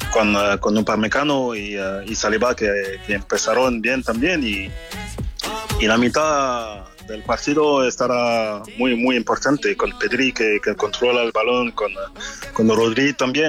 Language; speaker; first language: Spanish; non-native, fluent; French